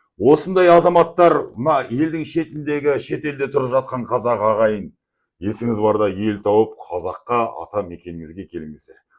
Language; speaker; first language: Kazakh; native; Kazakh